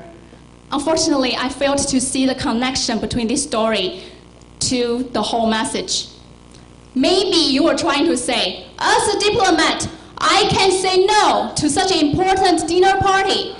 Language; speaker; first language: English; non-native, fluent; Chinese